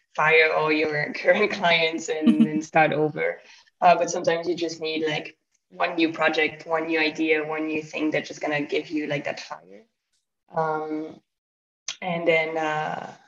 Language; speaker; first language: English; non-native, fluent; French